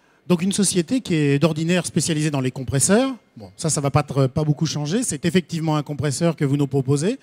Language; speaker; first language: French; native; French